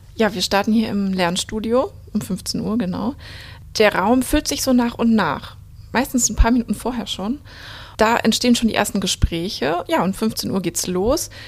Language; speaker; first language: German; native; German